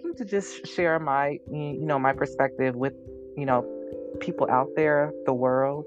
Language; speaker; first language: English; native; English